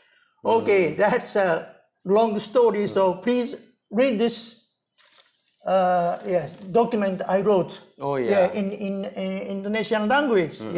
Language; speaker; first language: English; non-native, learner; Japanese